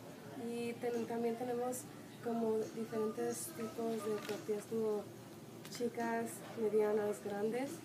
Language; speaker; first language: Spanish; early bilingual, heritage; Spanish